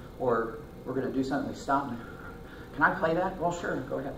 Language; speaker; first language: English; native; English